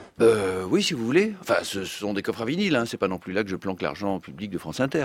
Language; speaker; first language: French; native; French